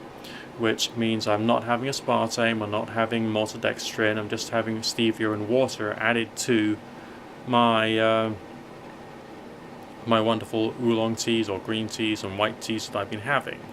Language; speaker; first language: English; native; English